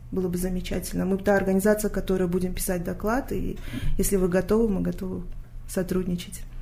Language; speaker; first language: Russian; non-native, local second language; Tajik